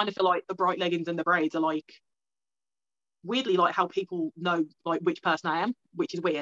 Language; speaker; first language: English; native; English